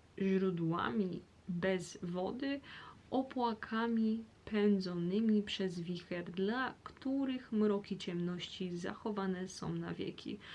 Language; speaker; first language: Polish; early bilingual, heritage; Polish